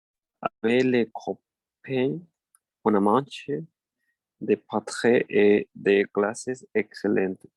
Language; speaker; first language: French; non-native, learner; Spanish